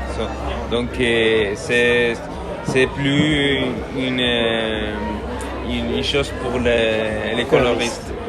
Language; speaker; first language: French; non-native, learner; Spanish